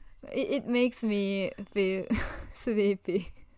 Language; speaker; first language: English; non-native, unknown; Japanese